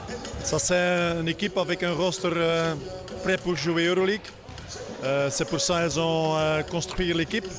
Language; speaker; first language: French; non-native, fluent; Dutch